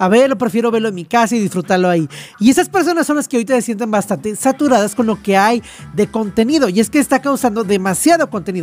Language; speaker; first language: Spanish; native; Spanish